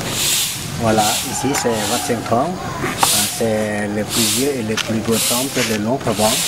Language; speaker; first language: French; non-native, fluent; Lao